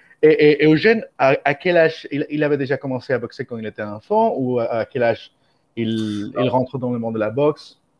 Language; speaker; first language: French; non-native, fluent; Spanish